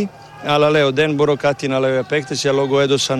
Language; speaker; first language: Greek; non-native, learner; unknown